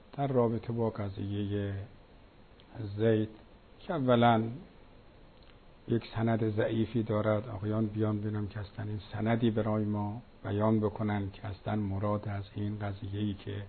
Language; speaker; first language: Persian; native; Persian